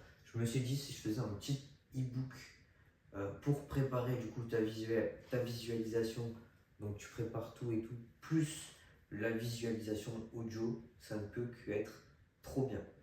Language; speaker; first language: French; native; French